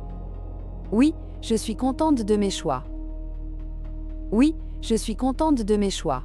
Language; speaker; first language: French; native; French